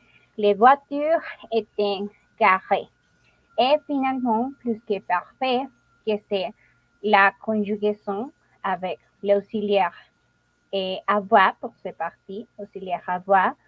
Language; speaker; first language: French; non-native, learner; Spanish